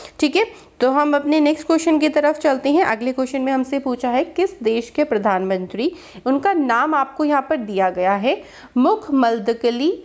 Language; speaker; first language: Hindi; native; Hindi